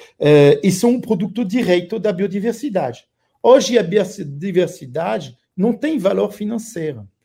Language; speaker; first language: Portuguese; non-native, fluent; French